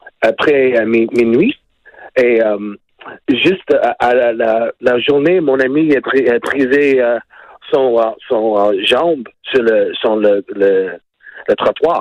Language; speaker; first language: French; non-native, learner; English